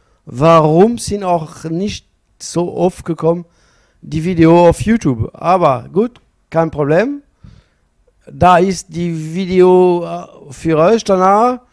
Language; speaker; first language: German; non-native, learner; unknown